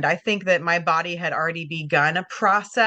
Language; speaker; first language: English; native; English